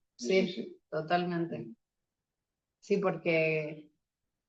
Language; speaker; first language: Spanish; native; Spanish